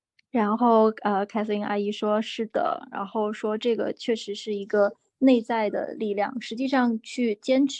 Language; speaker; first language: Chinese; native; Chinese